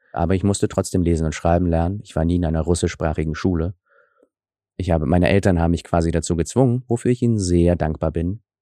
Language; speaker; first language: German; early bilingual, other home language; Russian